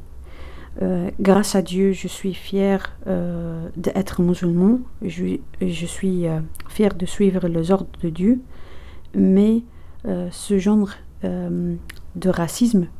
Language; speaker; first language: French; non-native, learner; Arabic